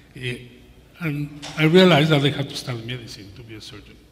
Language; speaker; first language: English; non-native, learner; Spanish